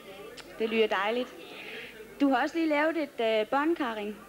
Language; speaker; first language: Danish; native; Danish